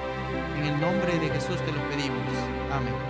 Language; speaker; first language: Spanish; native; Spanish